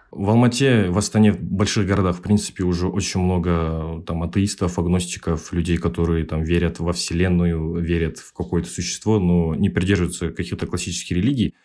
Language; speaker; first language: Russian; native; Russian